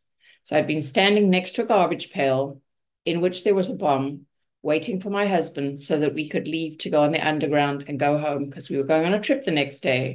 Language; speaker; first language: English; native; English